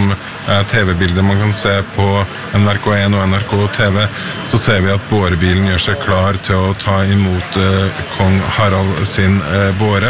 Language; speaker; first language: Norwegian; native; Norwegian